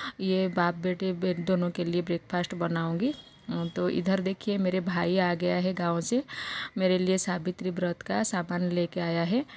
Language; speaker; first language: Hindi; native; Hindi